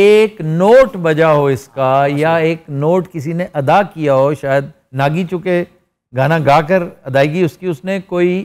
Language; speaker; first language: Urdu; non-native, local second language; Punjabi